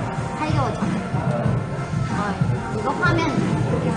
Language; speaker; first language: Korean; non-native, fluent; Chinese